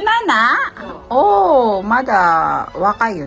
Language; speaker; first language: Japanese; non-native, fluent; Filipino